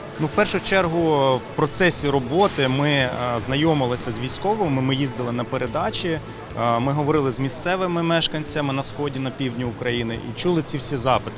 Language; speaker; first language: Ukrainian; native; Ukrainian